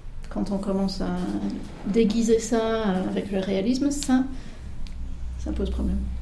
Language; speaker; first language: French; native; French